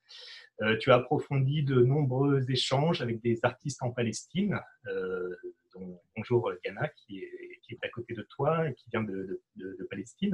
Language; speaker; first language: French; native; French